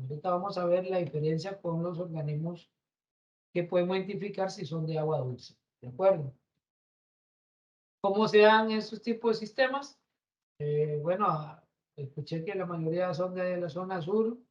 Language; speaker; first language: Spanish; native; Spanish